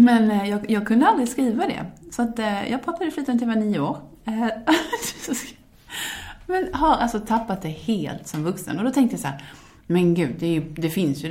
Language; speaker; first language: Swedish; native; Swedish